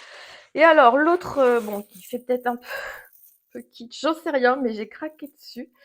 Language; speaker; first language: French; native; French